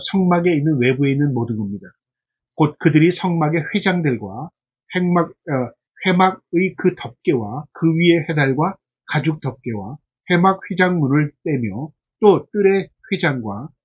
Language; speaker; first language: Korean; native; Korean